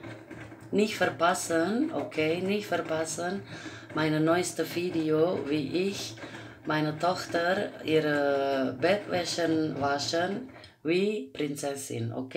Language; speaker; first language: German; non-native, learner; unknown